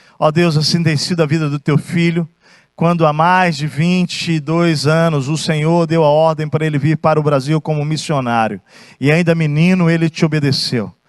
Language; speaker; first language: Portuguese; native; Portuguese